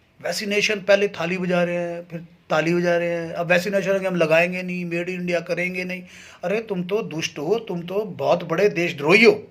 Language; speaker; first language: Hindi; native; Hindi